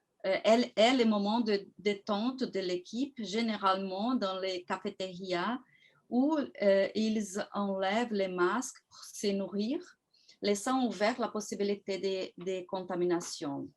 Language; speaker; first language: French; non-native, fluent; Portuguese